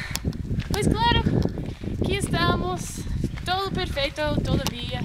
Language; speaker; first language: Portuguese; non-native, learner; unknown